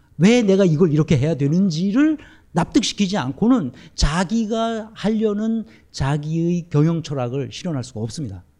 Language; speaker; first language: Korean; native; Korean